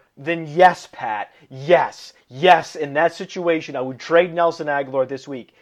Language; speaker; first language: English; early bilingual, other home language; Italian